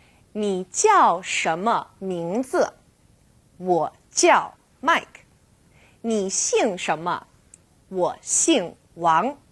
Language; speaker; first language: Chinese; non-native, fluent; English